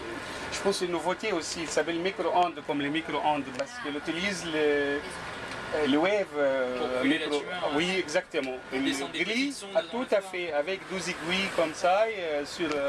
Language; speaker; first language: French; non-native, fluent; Arabic